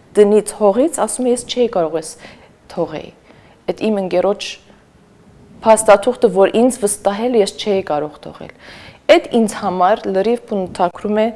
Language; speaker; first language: Armenian; native; Armenian